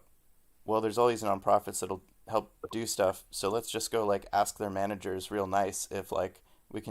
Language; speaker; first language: English; native; English